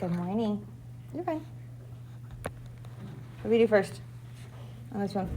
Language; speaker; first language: English; native; English